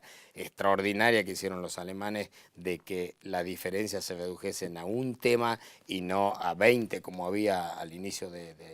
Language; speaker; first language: Spanish; native; Spanish